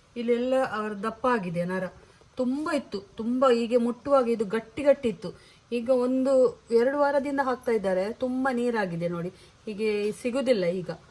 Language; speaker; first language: Kannada; non-native, local second language; Tulu